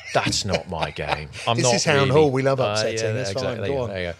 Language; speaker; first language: English; native; English